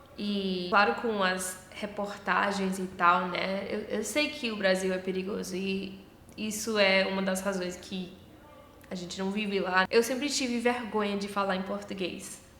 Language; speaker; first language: Portuguese; early bilingual, heritage; Portuguese